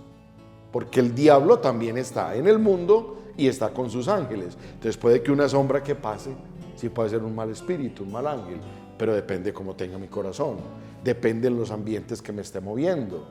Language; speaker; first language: Spanish; native; Spanish